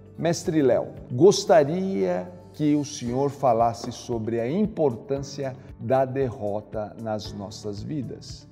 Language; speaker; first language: Portuguese; native; Portuguese